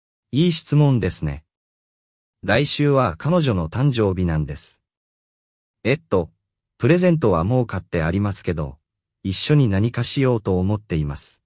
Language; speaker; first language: Japanese; non-native, fluent; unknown